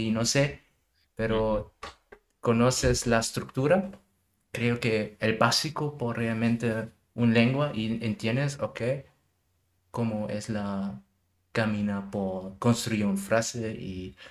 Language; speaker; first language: Spanish; non-native, learner; German